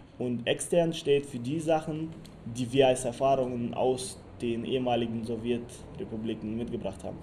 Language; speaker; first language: German; early bilingual, other home language; Russian